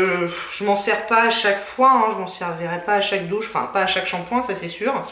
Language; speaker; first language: French; native; French